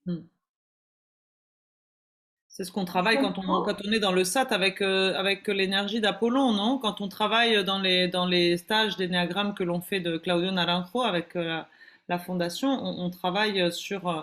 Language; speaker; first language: French; native; French